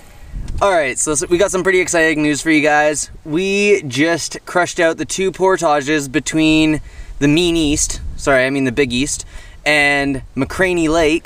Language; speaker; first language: English; native; English